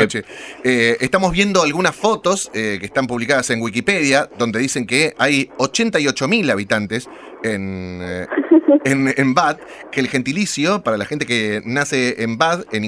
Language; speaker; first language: Spanish; native; Spanish